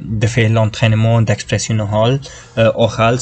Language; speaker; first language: French; non-native, fluent; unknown